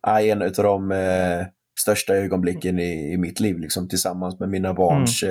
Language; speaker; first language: Swedish; native; Swedish